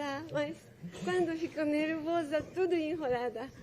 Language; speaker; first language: Portuguese; non-native, fluent; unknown